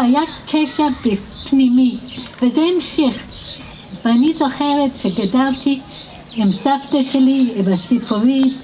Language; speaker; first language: Hebrew; non-native, fluent; English